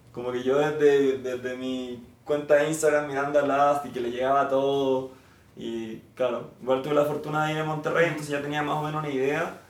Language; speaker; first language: Spanish; native; Spanish